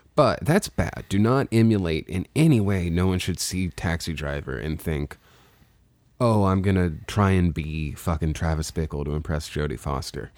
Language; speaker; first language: English; native; English